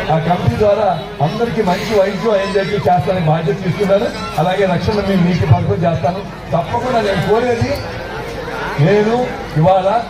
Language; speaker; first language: Telugu; native; Telugu